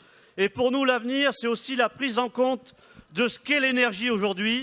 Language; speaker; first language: French; native; French